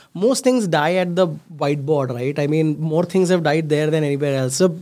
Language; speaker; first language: English; non-native, local second language; Hindi